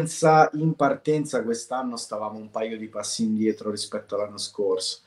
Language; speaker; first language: Italian; native; Italian